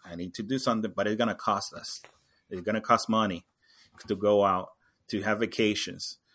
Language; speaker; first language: English; non-native, local second language; Spanish